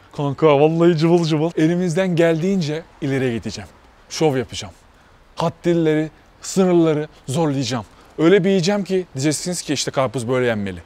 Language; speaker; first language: Turkish; native; Turkish